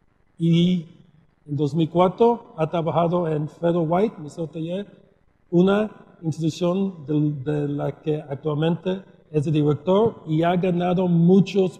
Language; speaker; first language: Spanish; early bilingual, heritage; Spanish